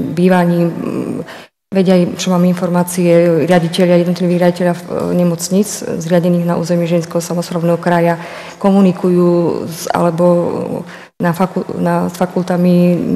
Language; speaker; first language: Slovak; native; Slovak